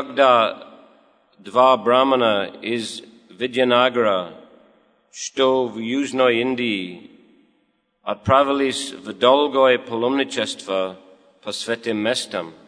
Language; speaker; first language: Russian; non-native, learner; English